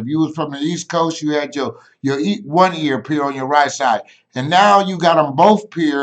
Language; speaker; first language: English; native; English